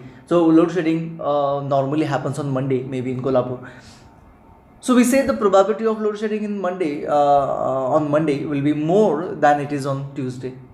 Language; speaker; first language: English; non-native, local second language; Hindi